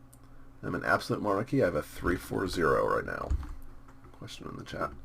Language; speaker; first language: English; native; English